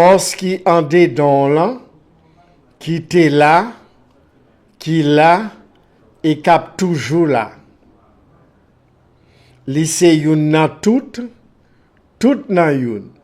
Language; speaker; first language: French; non-native, local second language; Haitian Creole